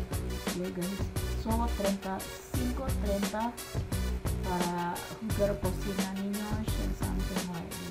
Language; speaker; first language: Spanish; non-native, learner; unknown